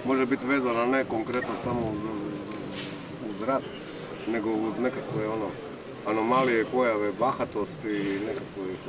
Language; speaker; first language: Croatian; native; Croatian